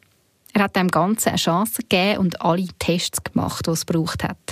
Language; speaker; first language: German; native; German